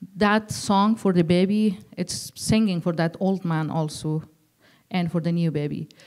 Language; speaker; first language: English; non-native, learner; Persian